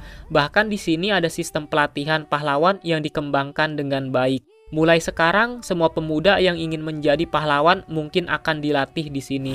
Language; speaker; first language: Indonesian; native; Indonesian